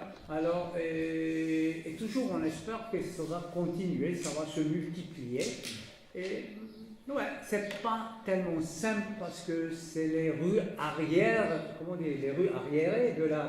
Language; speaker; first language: French; non-native, fluent; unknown